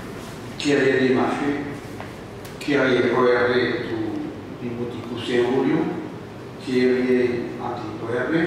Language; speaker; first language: Greek; non-native, learner; French